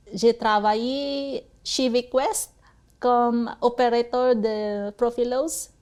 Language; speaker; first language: French; non-native, fluent; Cebuano